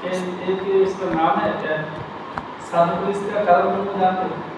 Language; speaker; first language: Hindi; non-native, local second language; Bangla